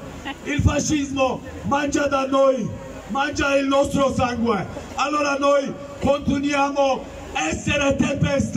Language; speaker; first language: Italian; non-native, learner; Kurdish